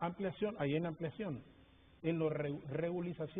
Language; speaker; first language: Spanish; native; Spanish